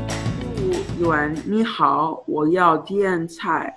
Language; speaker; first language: Chinese; non-native, learner; English